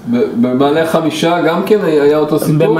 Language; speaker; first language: Hebrew; native; Hebrew